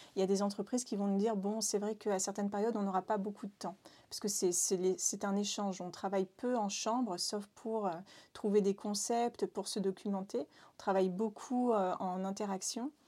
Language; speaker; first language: French; native; French